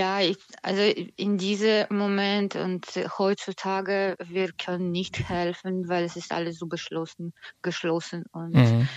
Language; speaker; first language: German; non-native, learner; Ukrainian